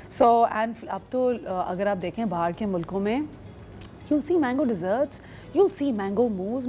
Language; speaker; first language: Urdu; native; Urdu